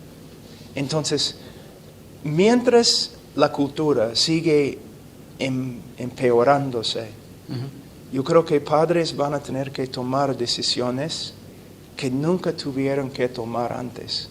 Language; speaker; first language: Spanish; non-native, fluent; English